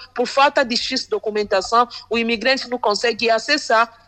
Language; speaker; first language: Portuguese; non-native, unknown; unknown